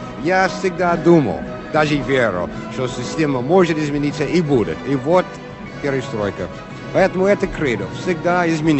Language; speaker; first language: Russian; non-native, fluent; English